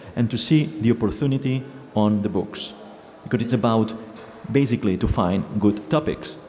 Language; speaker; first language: English; non-native, fluent; Spanish